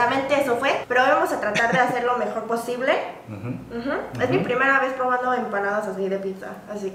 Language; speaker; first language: Spanish; early bilingual, other home language; Korean